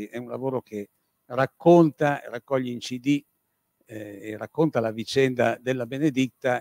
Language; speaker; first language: Italian; native; Italian